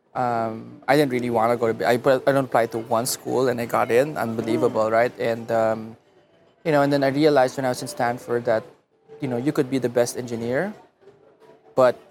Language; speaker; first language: English; non-native, local second language; Filipino